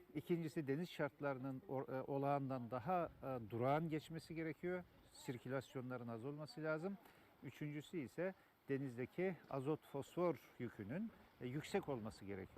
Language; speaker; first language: Turkish; native; Turkish